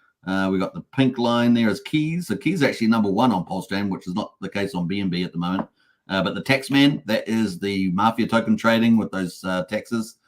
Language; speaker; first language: English; native; English